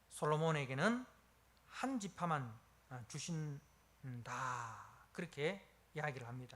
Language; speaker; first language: Korean; native; Korean